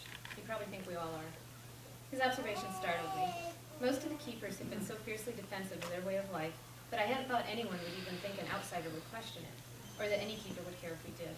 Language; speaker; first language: English; native; English